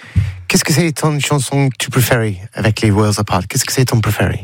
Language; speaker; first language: French; non-native, learner; English